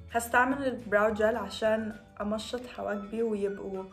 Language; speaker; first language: Arabic; non-native, learner; English